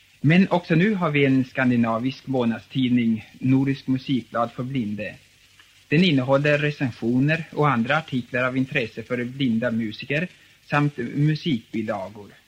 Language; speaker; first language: Swedish; native; Swedish